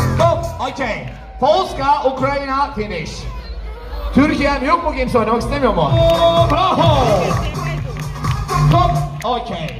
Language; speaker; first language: Russian; non-native, learner; Turkish